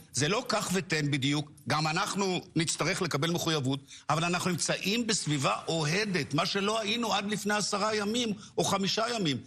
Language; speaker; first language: Hebrew; native; Hebrew